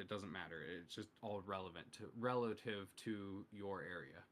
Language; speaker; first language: English; native; English